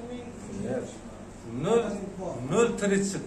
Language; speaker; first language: Russian; non-native, local second language; Uzbek